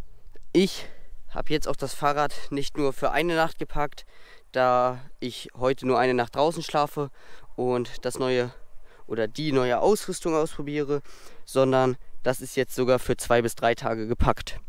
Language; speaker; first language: German; native; German